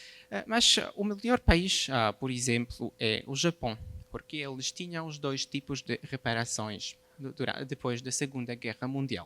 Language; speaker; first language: Portuguese; non-native, fluent; Polish